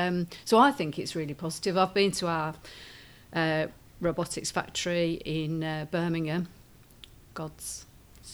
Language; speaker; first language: English; native; English